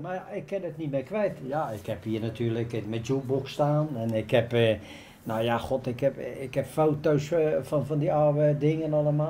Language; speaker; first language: Dutch; native; Dutch